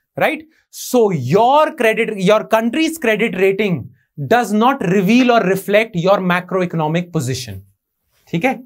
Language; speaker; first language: Hindi; native; Hindi